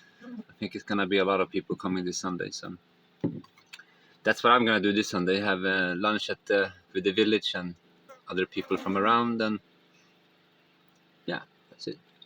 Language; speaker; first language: English; non-native, fluent; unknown